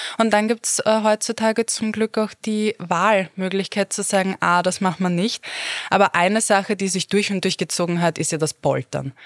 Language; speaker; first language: German; native; German